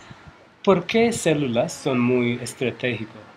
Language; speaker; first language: Spanish; non-native, learner; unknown